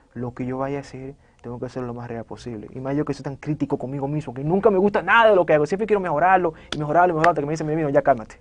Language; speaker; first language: Spanish; native; Spanish